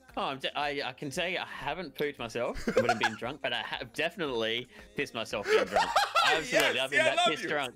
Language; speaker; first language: English; native; English